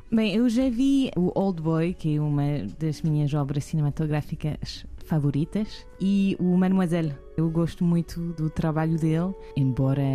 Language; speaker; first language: Portuguese; non-native, fluent; French